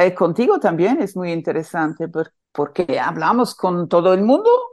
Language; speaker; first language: Spanish; non-native, fluent; English